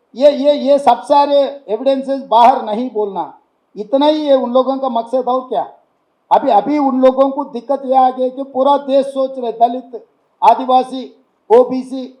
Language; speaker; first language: Hindi; non-native, local second language; Telugu